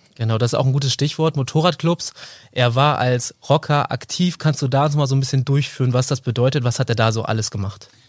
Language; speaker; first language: German; native; German